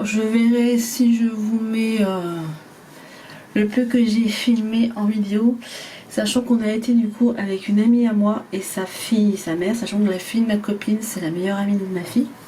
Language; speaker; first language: French; native; French